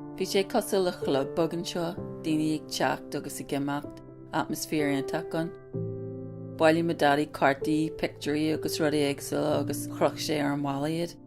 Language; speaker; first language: Irish; non-native, local second language; English